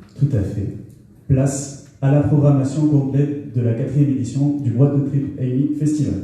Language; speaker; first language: French; native; French